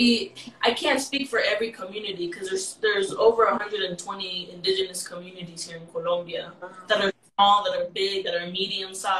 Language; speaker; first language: English; native; English